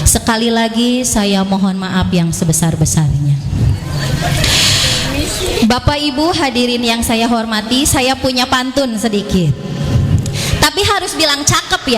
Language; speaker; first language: Indonesian; native; Indonesian